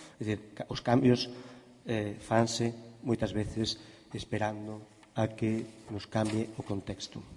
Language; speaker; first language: Galician; non-native, local second language; Spanish